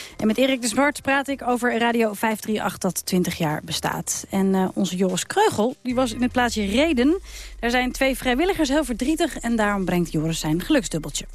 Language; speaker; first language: Dutch; native; Dutch